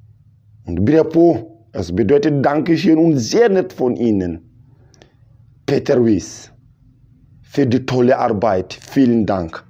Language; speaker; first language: German; non-native, local second language; Bambara